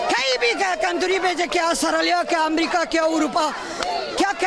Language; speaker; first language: Hindi; non-native, learner; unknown